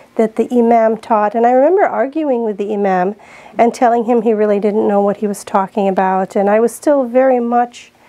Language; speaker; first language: English; native; English